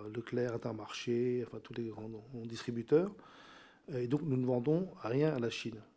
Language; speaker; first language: French; non-native, local second language; Min Nan Chinese